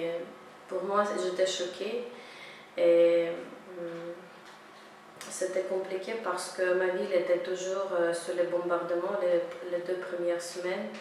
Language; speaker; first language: French; non-native, fluent; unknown